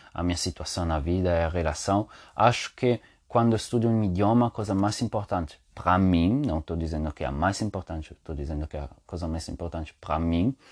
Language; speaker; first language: Portuguese; non-native, learner; Spanish